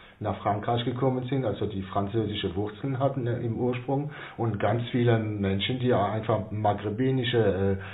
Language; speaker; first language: German; non-native, local second language; Swiss German